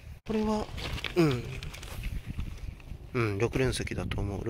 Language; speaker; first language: Japanese; native; Japanese